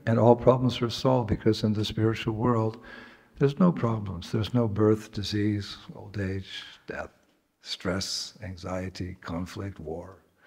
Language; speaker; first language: English; native; English